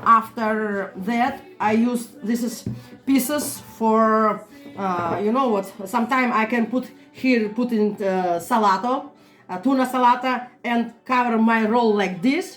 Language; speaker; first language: English; non-native, learner; Russian